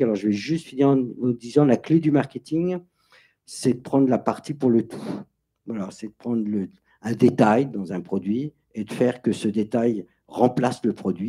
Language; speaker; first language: French; native; French